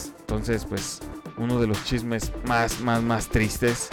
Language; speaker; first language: Spanish; native; Spanish